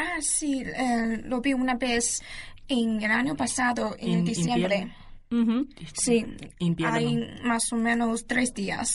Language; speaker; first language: Spanish; non-native, learner; Chinese